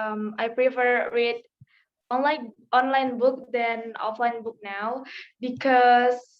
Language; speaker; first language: English; non-native, learner; Indonesian